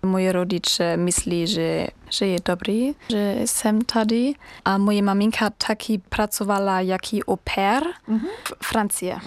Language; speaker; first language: Czech; non-native, learner; German